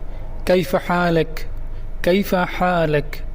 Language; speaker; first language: Arabic; non-native, learner; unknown